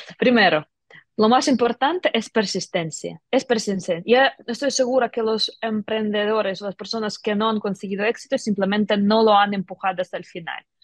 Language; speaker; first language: Spanish; non-native, fluent; Ukrainian